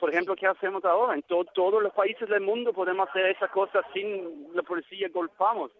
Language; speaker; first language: Spanish; non-native, learner; Norwegian